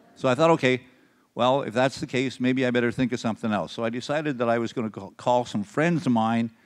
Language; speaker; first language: English; native; English